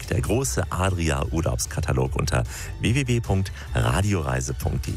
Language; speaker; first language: German; native; German